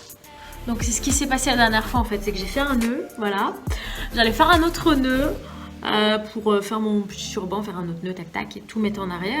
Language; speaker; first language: French; native; French